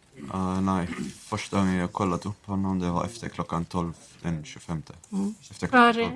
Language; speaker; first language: Swedish; non-native, fluent; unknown